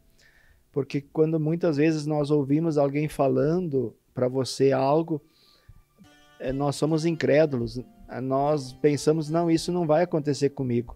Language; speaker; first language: Portuguese; native; Portuguese